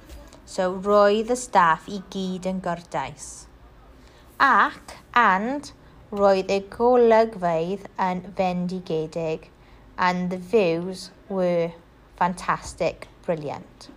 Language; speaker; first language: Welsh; non-native, local second language; English